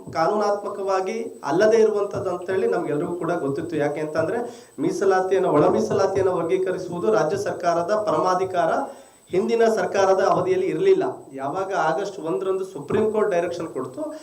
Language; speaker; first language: Kannada; non-native, local second language; Lambadi